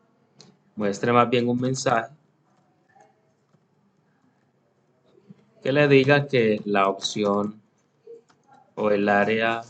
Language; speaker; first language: Spanish; native; Spanish